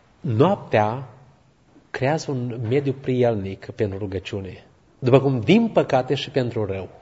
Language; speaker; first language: Romanian; native; Romanian